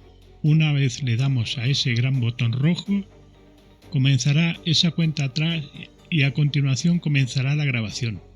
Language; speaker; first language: Spanish; native; Spanish